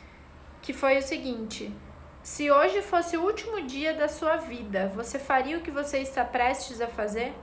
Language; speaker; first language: Portuguese; native; Portuguese